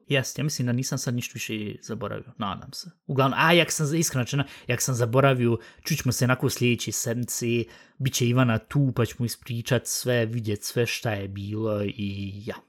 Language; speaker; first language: Bosnian; early bilingual, heritage; Bosnian